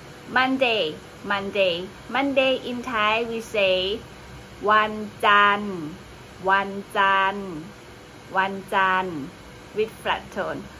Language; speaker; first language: English; non-native, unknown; Thai